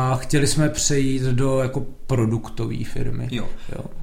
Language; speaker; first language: Czech; native; Czech